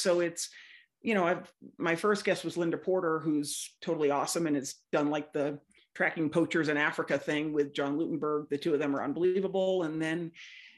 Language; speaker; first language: English; native; English